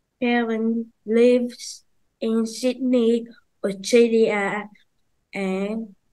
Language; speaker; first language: English; non-native, learner; Vietnamese